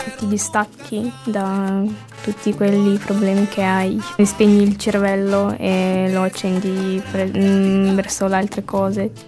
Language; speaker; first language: Italian; non-native, fluent; Ukrainian